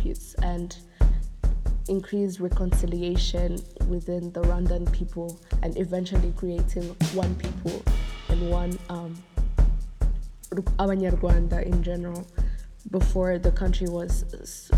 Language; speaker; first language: English; non-native, local second language; Kinyarwanda